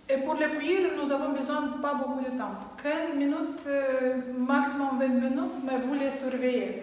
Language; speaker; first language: French; non-native, learner; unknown